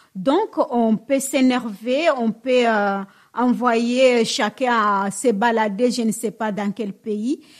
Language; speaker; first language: French; non-native, local second language; Swahili